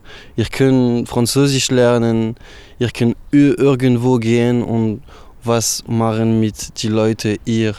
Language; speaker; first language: German; non-native, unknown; French